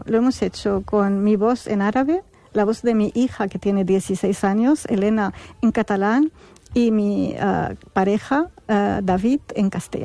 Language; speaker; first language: Spanish; non-native, fluent; Arabic